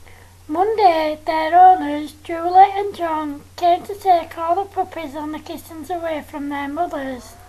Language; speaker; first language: English; native; English